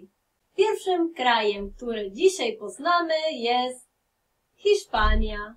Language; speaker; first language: Polish; non-native, fluent; Spanish